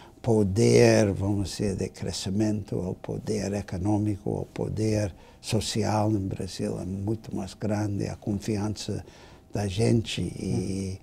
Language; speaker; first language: Portuguese; non-native, fluent; English